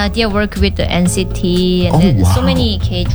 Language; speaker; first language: English; non-native, learner; Korean